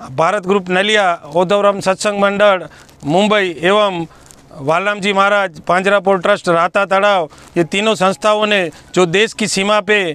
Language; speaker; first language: Hindi; non-native, local second language; Gujarati